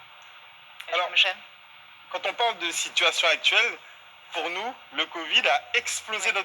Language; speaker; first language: French; native; French